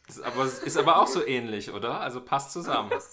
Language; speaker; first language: German; native; German